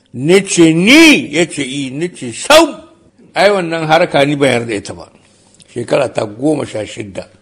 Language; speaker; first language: Hausa; native; Hausa